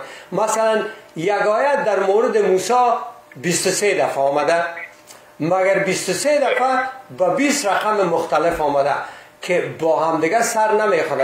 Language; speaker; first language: Persian; native; Persian